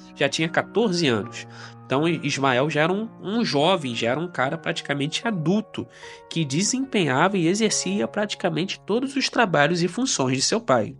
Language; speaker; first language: Portuguese; native; Portuguese